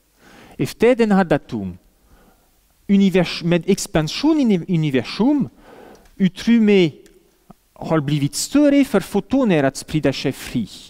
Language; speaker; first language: Swedish; non-native, fluent; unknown